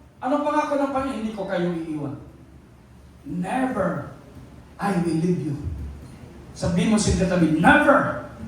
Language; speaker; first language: Filipino; non-native, local second language; Cebuano